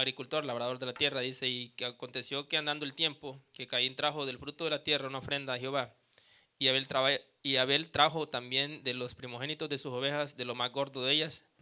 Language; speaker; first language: Spanish; native; Spanish